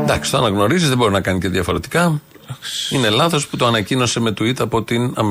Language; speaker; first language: Greek; native; Greek